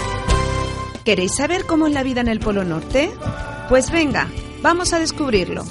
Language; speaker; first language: Spanish; native; Spanish